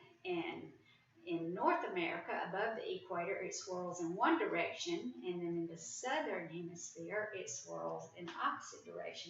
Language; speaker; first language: English; native; English